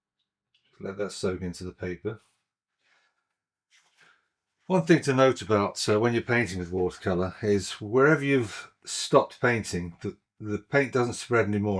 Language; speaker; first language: English; native; English